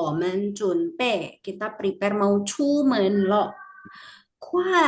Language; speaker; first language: Chinese; non-native, fluent; Indonesian